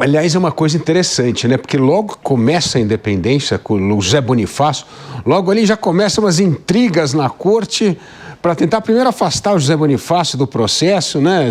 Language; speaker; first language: Portuguese; native; Portuguese